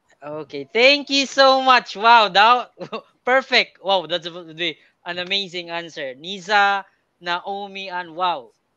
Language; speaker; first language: English; non-native, local second language; Filipino